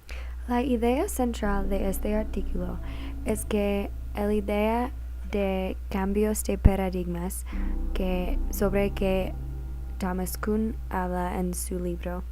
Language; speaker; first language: Spanish; non-native, learner; English